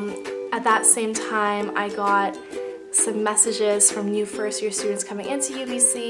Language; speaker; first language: English; native; English